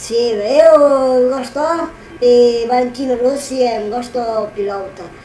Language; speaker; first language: Portuguese; non-native, learner; Italian